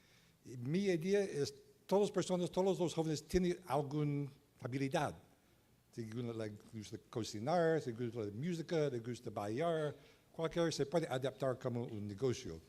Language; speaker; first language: Spanish; non-native, learner; English